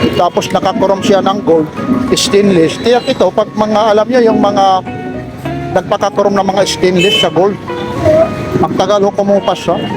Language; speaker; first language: Filipino; non-native, local second language; Waray